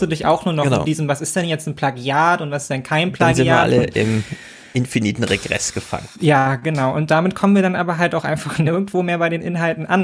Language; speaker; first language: German; native; German